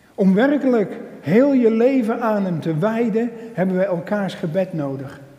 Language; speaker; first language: Dutch; native; Dutch